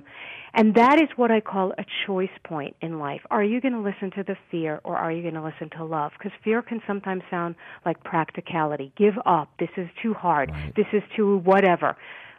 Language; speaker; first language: English; native; English